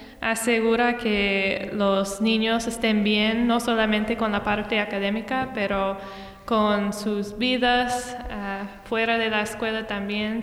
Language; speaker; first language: Spanish; non-native, fluent; English